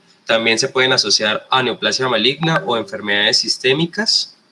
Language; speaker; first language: Spanish; native; Spanish